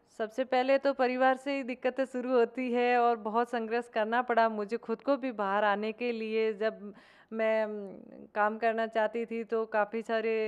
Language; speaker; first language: Hindi; native; Hindi